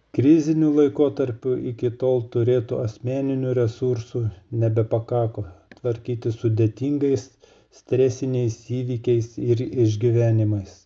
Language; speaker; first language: Lithuanian; non-native, fluent; Russian